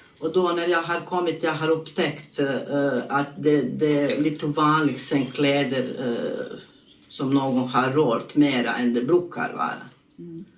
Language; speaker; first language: Swedish; non-native, learner; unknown